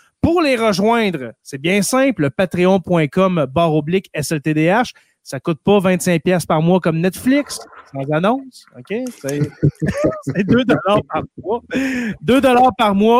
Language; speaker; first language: French; native; French